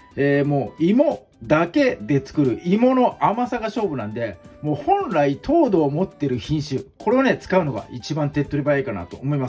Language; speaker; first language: Japanese; native; Japanese